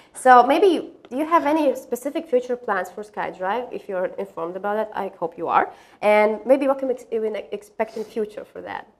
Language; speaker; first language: English; non-native, fluent; Latvian